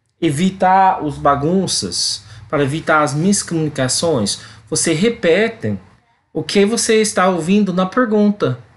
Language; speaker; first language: Portuguese; non-native, learner; English